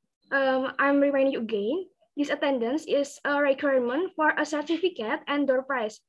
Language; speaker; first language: English; non-native, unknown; Indonesian